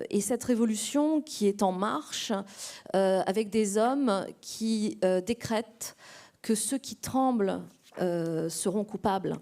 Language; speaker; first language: French; native; French